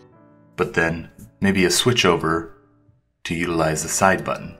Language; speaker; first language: English; native; English